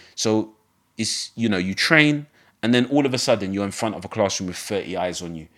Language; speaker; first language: English; native; English